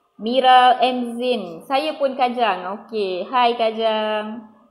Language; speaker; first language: Malay; non-native, local second language; Tamil